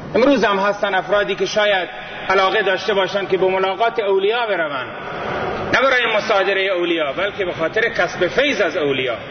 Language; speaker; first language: Persian; native; Persian